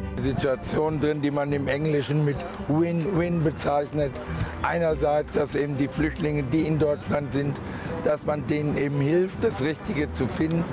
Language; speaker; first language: German; native; German